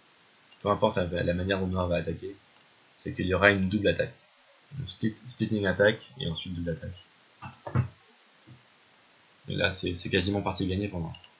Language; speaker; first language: French; native; French